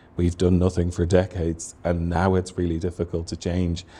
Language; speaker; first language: English; native; English